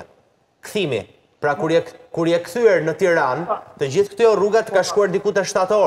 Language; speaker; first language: Albanian; native; Albanian